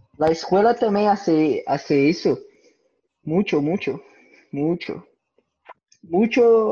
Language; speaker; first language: Spanish; non-native, learner; Portuguese